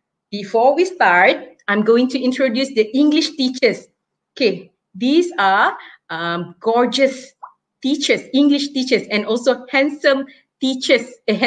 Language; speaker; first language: English; non-native, local second language; Malay